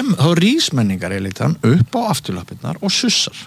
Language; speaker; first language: Icelandic; native; Icelandic